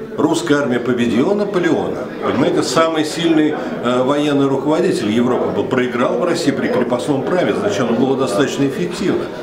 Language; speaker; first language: Russian; native; Russian